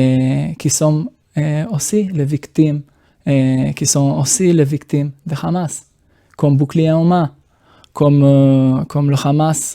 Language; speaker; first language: French; non-native, fluent; Hebrew